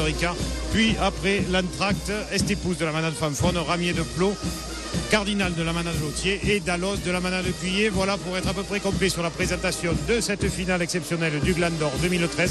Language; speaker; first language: French; native; French